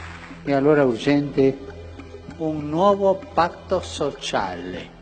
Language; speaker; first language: Italian; non-native, fluent; Spanish